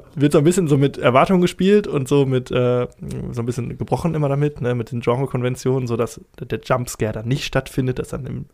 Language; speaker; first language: German; native; German